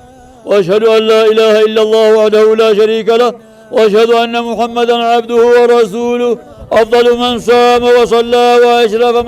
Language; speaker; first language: Arabic; non-native, fluent; Oromo